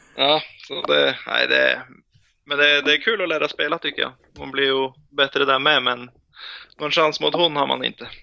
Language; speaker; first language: Swedish; non-native, fluent; Norwegian